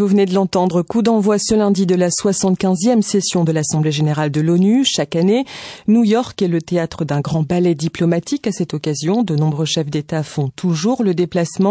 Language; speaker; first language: French; native; French